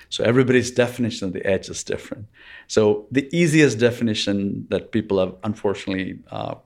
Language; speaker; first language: English; non-native, local second language; Tamil